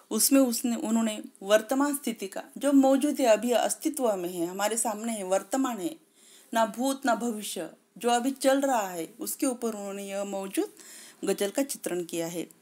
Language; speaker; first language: Hindi; non-native, local second language; Marathi